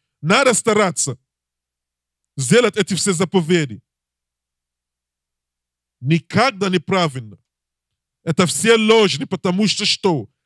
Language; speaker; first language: Russian; non-native, learner; English